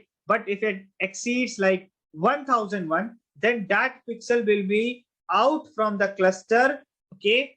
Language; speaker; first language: English; non-native, local second language; Hindi